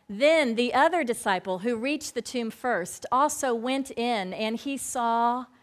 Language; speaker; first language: English; native; English